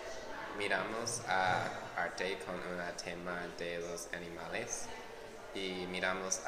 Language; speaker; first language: Spanish; non-native, learner; English